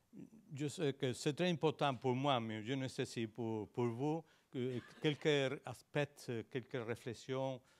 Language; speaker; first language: French; non-native, learner; Spanish